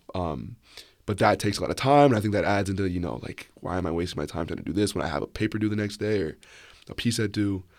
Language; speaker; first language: English; native; English